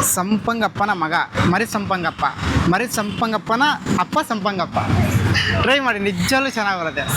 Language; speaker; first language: Kannada; native; Kannada